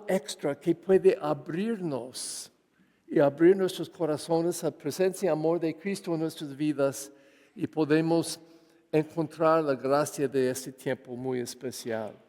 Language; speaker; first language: Spanish; non-native, fluent; English